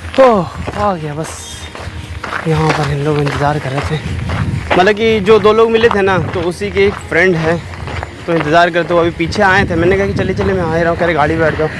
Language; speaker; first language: Hindi; native; Hindi